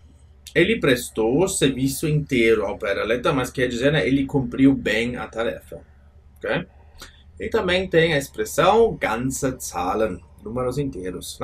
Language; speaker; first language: Portuguese; non-native, fluent; German